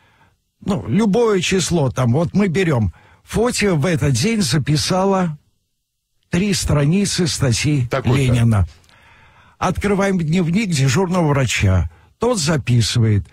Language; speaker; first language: Russian; native; Russian